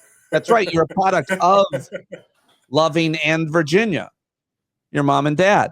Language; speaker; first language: English; native; English